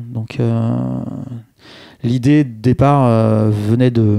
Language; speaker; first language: French; native; French